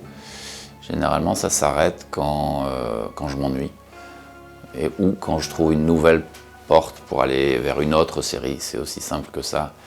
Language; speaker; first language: French; native; French